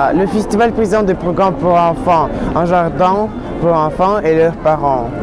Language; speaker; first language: French; non-native, learner; Russian